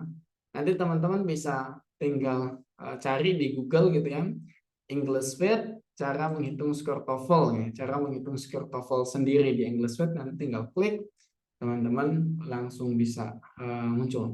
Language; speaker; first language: Indonesian; native; Indonesian